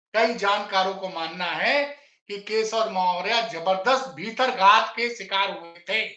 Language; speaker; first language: Hindi; native; Hindi